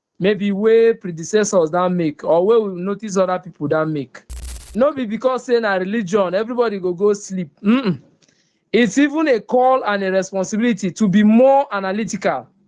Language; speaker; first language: Nigerian Pidgin; non-native, local second language; Igbo